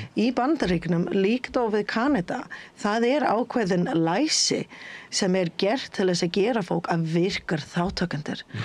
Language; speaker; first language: Icelandic; non-native, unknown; English